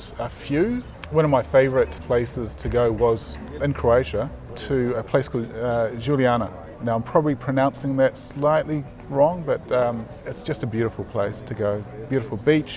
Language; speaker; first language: English; native; English